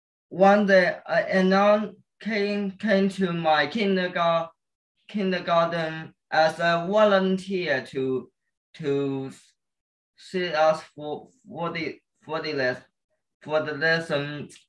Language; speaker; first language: English; non-native, learner; Chinese